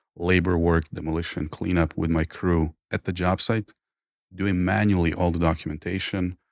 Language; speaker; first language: English; non-native, fluent; Croatian